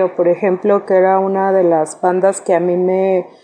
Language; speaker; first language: Spanish; native; Spanish